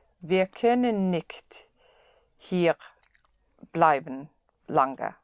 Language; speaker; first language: German; non-native, learner; English